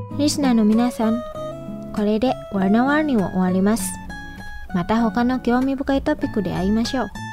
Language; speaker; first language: Japanese; non-native, fluent; Indonesian